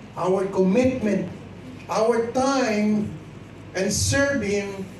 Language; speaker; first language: English; non-native, local second language; Filipino